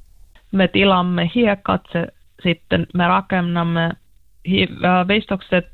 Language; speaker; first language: Finnish; non-native, learner; Russian